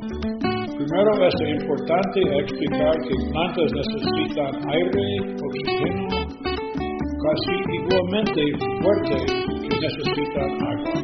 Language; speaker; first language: Spanish; non-native, learner; English